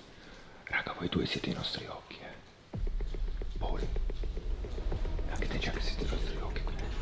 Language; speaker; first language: Italian; native; Italian